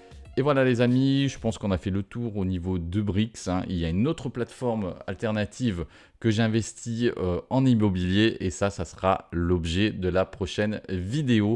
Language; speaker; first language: French; native; French